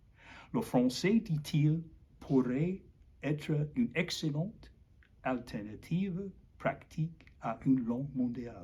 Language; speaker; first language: French; non-native, learner; English